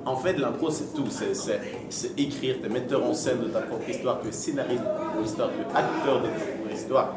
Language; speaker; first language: French; native; French